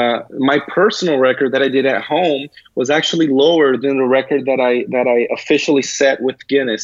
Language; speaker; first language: English; early bilingual, other home language; Portuguese